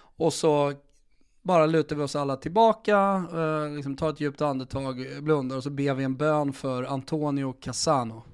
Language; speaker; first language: Swedish; native; Swedish